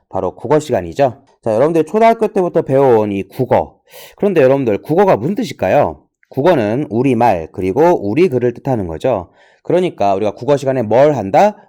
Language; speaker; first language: Korean; native; Korean